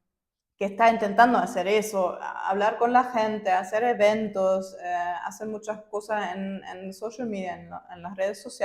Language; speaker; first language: Spanish; non-native, fluent; German